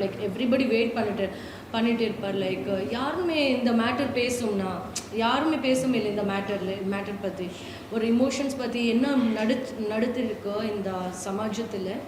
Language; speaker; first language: Tamil; non-native, learner; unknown